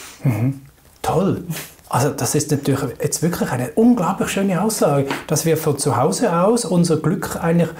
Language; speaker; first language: German; native; German